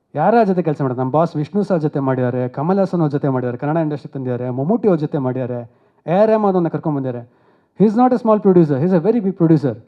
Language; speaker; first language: Kannada; native; Kannada